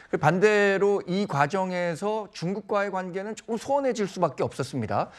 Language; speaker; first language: Korean; native; Korean